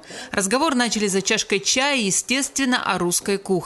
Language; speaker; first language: Russian; native; Russian